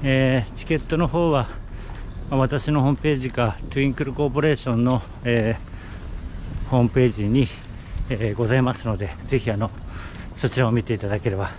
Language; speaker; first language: Japanese; native; Japanese